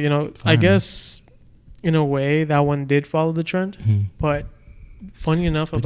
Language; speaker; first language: English; native; English